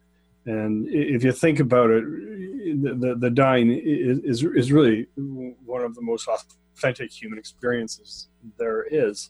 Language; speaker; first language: English; native; English